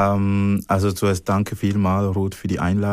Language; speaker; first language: German; non-native, fluent; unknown